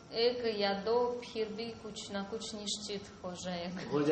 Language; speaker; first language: Hindi; non-native, learner; Russian